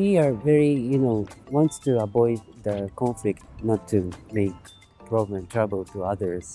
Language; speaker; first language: English; non-native, learner; Japanese